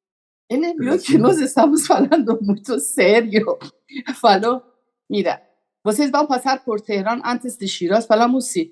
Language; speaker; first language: Portuguese; non-native, learner; Persian